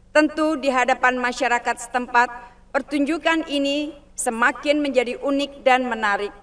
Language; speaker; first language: Indonesian; native; Indonesian